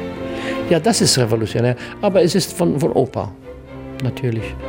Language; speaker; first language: German; non-native, learner; English